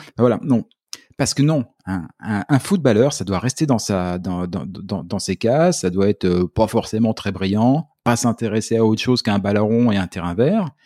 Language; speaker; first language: French; native; French